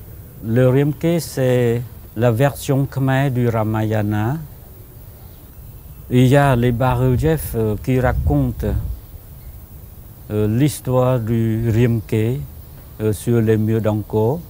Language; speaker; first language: French; non-native, fluent; Khmer